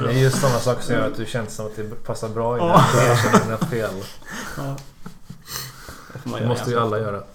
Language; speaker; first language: Swedish; native; Swedish